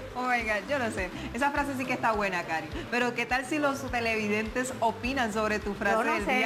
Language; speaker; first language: Spanish; native; Spanish